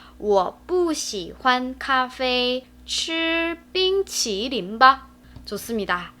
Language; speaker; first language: Chinese; non-native, fluent; Korean